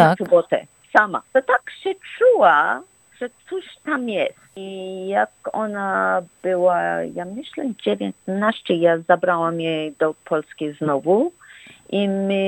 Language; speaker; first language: Polish; early bilingual, heritage; Polish